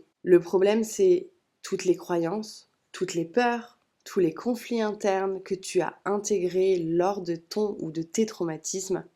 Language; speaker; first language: French; native; French